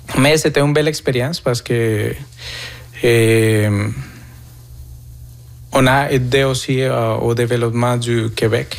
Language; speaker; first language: French; non-native, fluent; Spanish